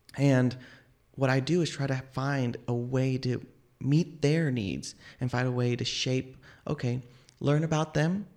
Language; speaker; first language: English; native; English